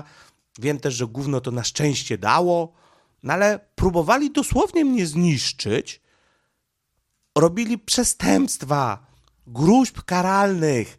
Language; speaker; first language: Polish; native; Polish